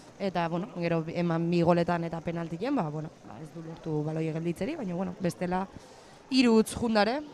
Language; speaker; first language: Basque; native; Basque